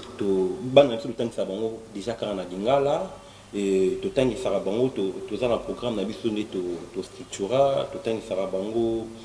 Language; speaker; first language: Lingala; native; Lingala